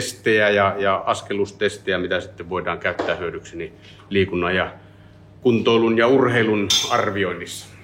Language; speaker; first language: Finnish; native; Finnish